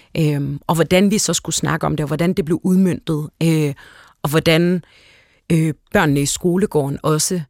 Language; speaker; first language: Danish; early bilingual, other home language; Arabic